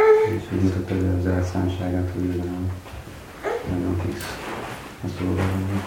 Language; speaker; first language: Hungarian; non-native, learner; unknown